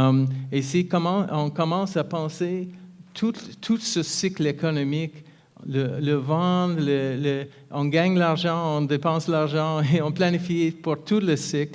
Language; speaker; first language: French; non-native, fluent; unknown